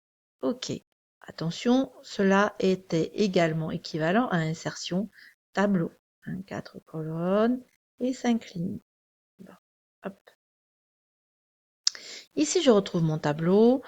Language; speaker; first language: French; native; French